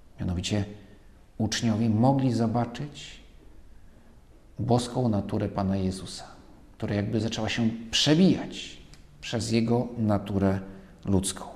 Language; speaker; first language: Polish; native; Polish